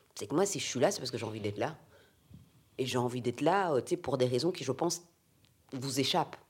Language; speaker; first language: French; native; French